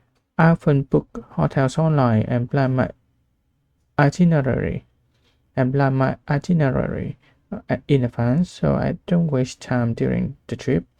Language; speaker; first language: English; non-native, learner; Vietnamese